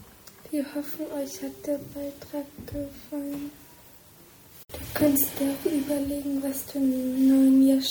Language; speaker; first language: German; native; German